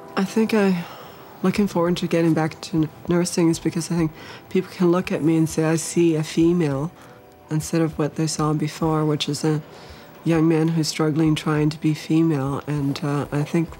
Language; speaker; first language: English; early bilingual, other home language; Vietnamese